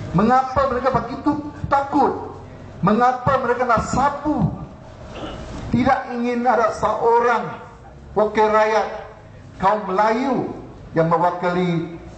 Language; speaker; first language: Malay; non-native, local second language; Chinese